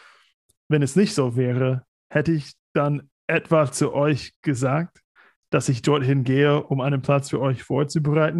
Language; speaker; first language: German; non-native, fluent; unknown